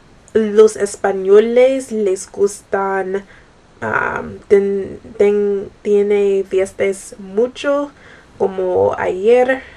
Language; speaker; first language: Spanish; non-native, learner; English